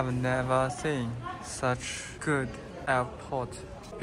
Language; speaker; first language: English; non-native, learner; Chinese